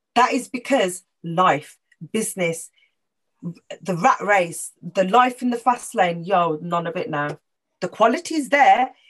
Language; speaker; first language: English; native; English